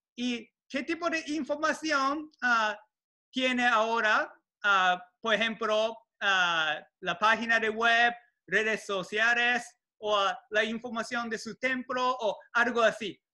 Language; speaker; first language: Spanish; non-native, learner; Japanese